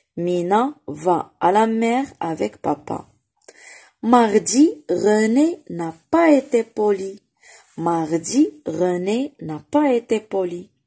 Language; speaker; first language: French; non-native, local second language; Arabic